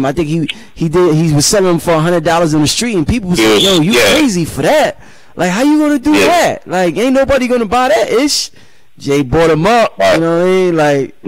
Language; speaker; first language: English; native; English